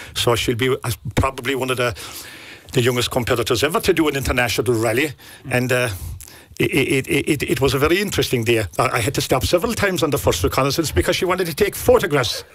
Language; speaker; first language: English; native; English